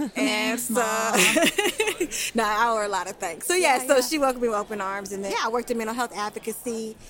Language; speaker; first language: English; native; English